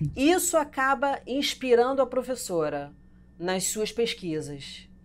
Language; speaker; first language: Portuguese; native; Portuguese